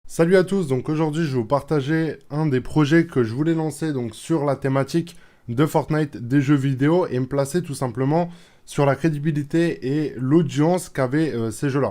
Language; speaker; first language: French; native; French